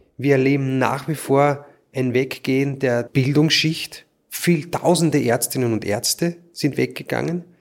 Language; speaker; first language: German; native; German